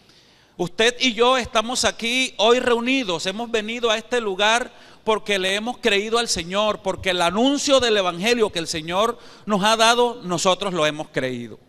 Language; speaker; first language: Spanish; native; Spanish